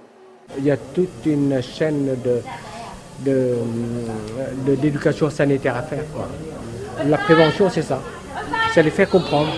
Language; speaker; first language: French; non-native, local second language; Lao